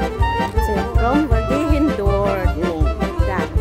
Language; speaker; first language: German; non-native, learner; Filipino